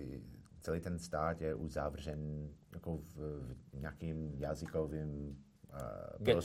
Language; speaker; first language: Czech; non-native, fluent; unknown